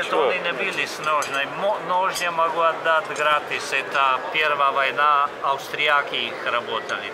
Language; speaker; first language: Russian; non-native, fluent; Slovenian